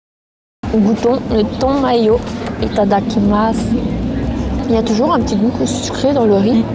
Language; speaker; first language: French; native; French